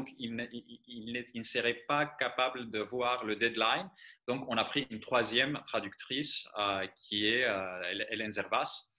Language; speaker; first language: French; non-native, fluent; Greek